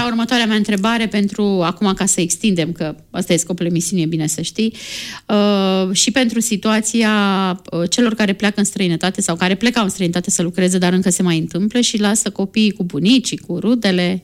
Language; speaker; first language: Romanian; native; Romanian